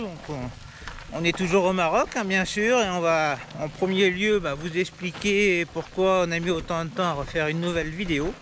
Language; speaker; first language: French; native; French